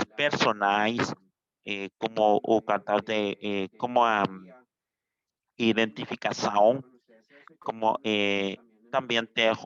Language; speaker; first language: Portuguese; non-native, fluent; Spanish